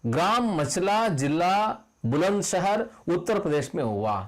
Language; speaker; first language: Hindi; non-native, local second language; Kannada